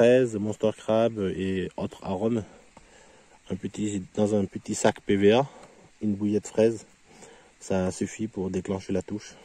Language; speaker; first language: French; native; French